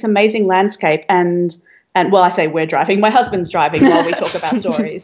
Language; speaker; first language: English; native; English